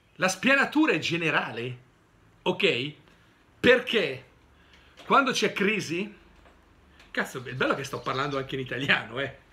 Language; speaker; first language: Italian; native; Italian